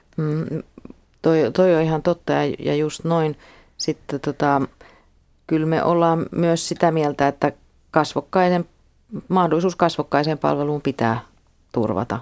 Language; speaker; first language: Finnish; native; Finnish